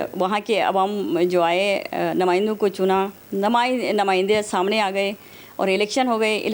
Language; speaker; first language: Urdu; non-native, local second language; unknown